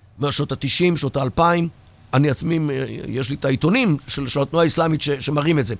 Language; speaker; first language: Hebrew; native; Hebrew